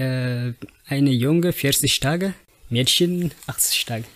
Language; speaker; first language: German; non-native, learner; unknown